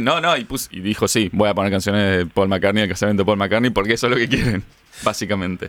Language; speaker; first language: Spanish; native; Spanish